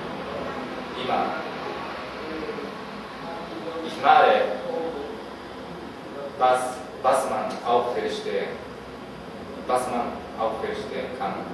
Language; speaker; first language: German; non-native, learner; Japanese